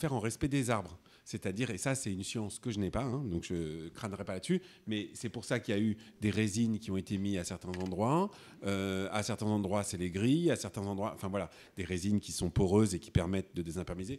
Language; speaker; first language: French; native; French